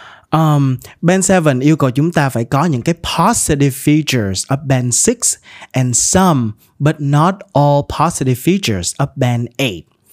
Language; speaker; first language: English; non-native, fluent; Vietnamese